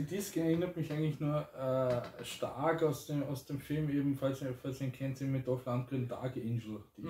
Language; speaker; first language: German; native; German